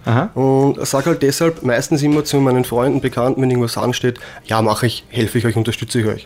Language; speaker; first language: German; native; German